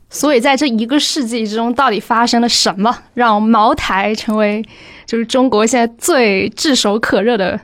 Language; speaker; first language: Chinese; native; Chinese